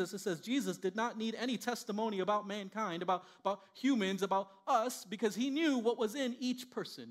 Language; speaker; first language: English; early bilingual, other home language; Spanish